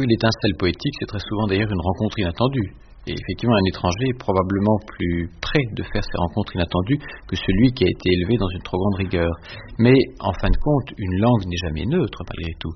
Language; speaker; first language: French; native; French